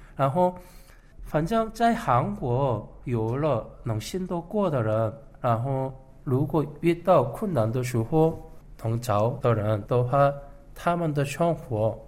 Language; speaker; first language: Chinese; non-native, fluent; Korean